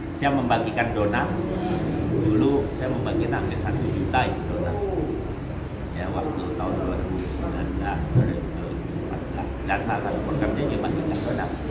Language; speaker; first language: Indonesian; early bilingual, heritage; Indonesian